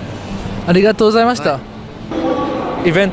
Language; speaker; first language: Japanese; non-native, learner; English